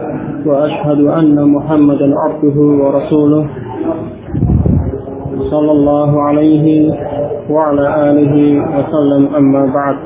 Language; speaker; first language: Arabic; non-native, fluent; Indonesian